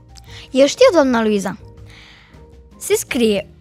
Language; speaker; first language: Romanian; early bilingual, heritage; Romanian